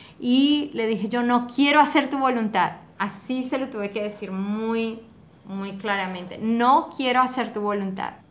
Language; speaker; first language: Spanish; native; Spanish